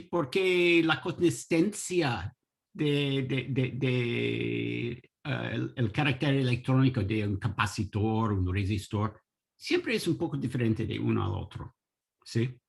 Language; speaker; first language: Spanish; non-native, learner; English